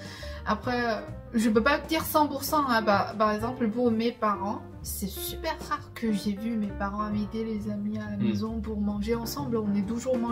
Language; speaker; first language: French; non-native, fluent; Chinese